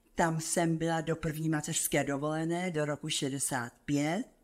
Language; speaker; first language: Czech; native; Czech